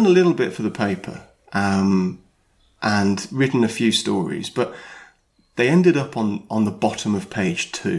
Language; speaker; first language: English; native; English